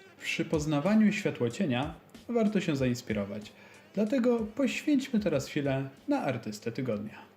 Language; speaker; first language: Polish; native; Polish